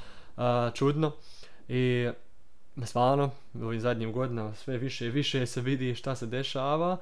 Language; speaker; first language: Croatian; early bilingual, heritage; Croatian